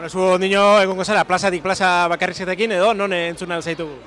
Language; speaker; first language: Basque; native; Basque